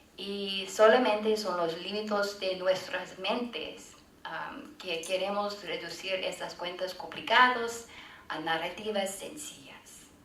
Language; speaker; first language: Spanish; non-native, learner; English